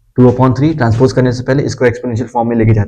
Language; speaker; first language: Hindi; native; Hindi